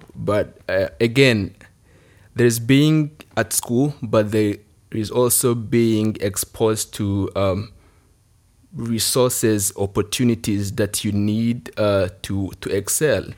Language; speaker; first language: English; non-native, local second language; Kinyarwanda